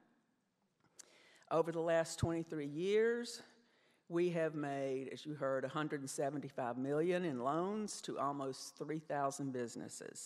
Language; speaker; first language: English; native; English